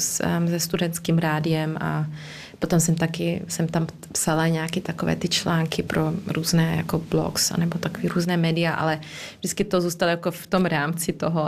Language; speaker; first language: Czech; early bilingual, heritage; Czech